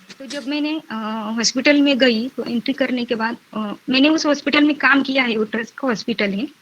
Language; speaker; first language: Hindi; non-native, local second language; Marathi